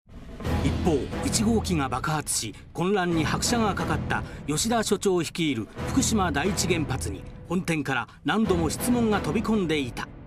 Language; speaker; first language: Japanese; native; Japanese